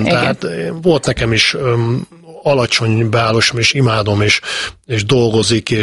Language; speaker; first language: Hungarian; native; Hungarian